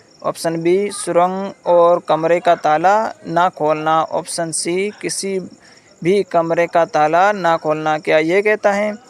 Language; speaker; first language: Urdu; native; Urdu